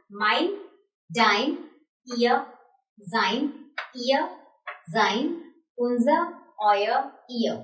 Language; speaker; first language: German; non-native, fluent; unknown